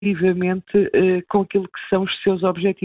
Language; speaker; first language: Portuguese; native; Portuguese